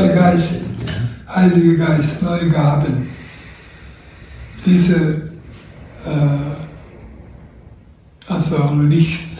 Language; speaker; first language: German; non-native, learner; Croatian